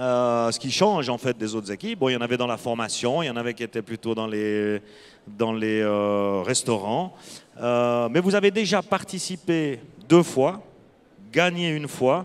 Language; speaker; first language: French; native; French